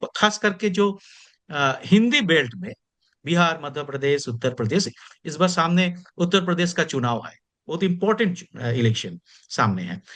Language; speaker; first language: Hindi; non-native, local second language; Bangla